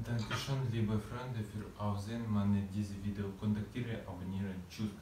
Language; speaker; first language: German; non-native, learner; Russian